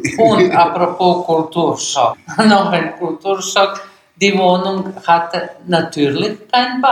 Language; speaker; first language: German; non-native, learner; Bosnian